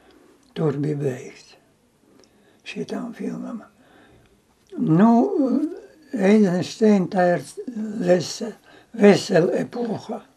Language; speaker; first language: Latvian; non-native, learner; Russian